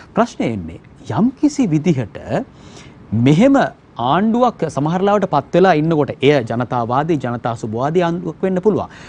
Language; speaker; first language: Sinhala; native; Sinhala